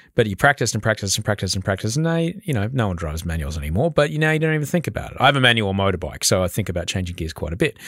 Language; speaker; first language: English; native; English